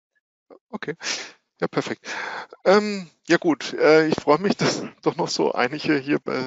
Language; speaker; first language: German; native; German